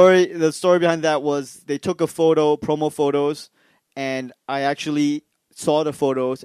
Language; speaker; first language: English; non-native, local second language; Chinese